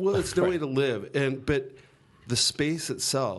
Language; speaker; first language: English; native; English